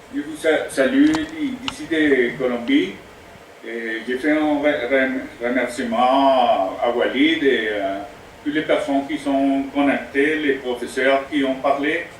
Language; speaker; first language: French; non-native, learner; Spanish